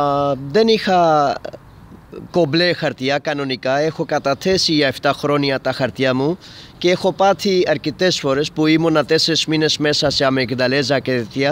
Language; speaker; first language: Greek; non-native, fluent; Urdu